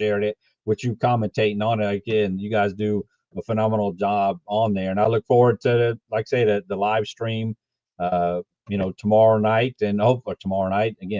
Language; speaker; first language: English; native; English